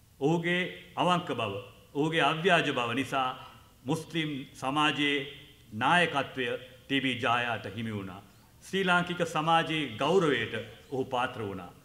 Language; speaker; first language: Sinhala; non-native, local second language; Tamil